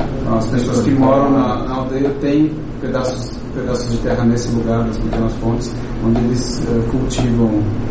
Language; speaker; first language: Portuguese; native; Portuguese